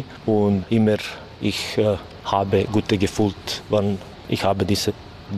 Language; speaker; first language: German; non-native, learner; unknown